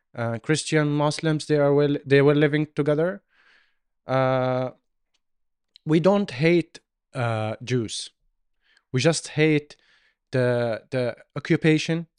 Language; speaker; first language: English; non-native, learner; Arabic